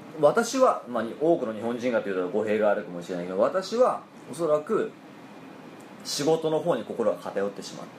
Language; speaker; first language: Japanese; native; Japanese